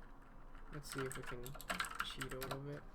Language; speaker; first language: English; native; English